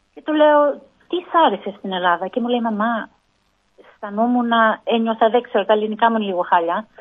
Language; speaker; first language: Greek; early bilingual, heritage; Greek